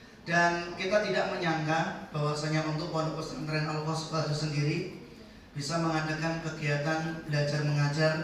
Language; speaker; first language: Indonesian; native; Indonesian